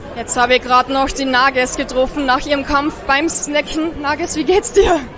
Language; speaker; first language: German; native; German